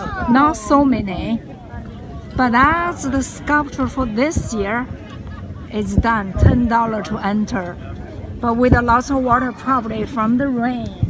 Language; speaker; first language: English; non-native, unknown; Chinese